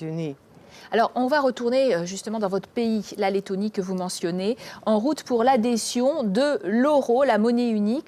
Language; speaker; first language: French; native; French